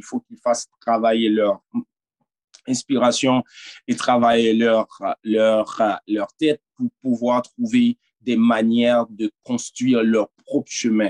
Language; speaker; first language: French; non-native, local second language; Haitian Creole